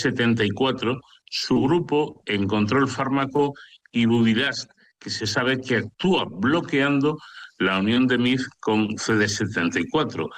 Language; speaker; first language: Spanish; native; Spanish